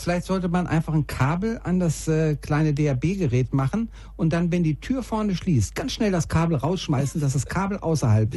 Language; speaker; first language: German; native; German